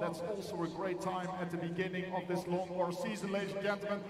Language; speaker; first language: English; non-native, fluent; Dutch